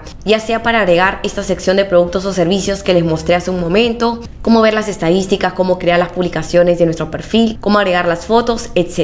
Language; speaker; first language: Spanish; native; Spanish